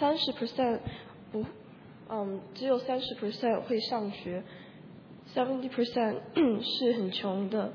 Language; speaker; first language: Chinese; early bilingual, heritage; Chinese